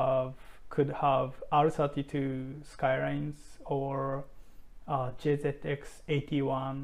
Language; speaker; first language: English; non-native, fluent; Japanese